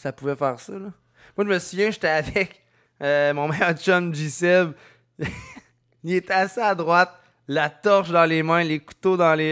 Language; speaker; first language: French; native; French